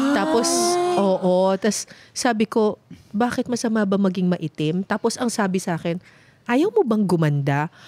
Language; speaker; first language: Filipino; native; Filipino